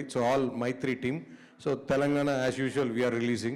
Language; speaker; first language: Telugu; native; Telugu